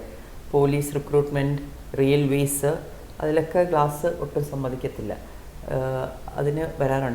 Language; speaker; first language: Malayalam; native; Malayalam